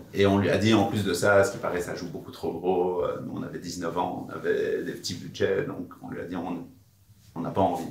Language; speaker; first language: French; native; French